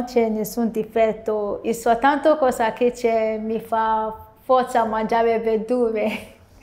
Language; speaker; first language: Italian; non-native, learner; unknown